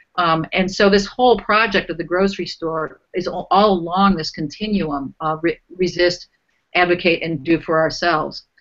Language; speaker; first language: English; native; English